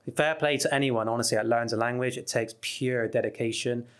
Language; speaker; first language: English; native; English